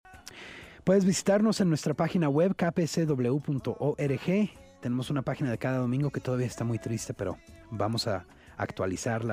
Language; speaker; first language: Spanish; native; Spanish